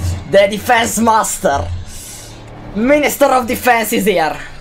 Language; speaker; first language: English; non-native, fluent; Italian